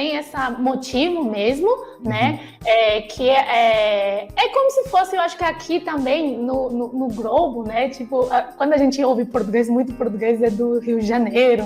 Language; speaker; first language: Portuguese; non-native, fluent; Chinese